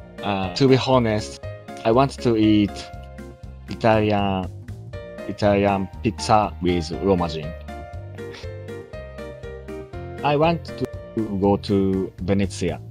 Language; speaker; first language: English; non-native, learner; Japanese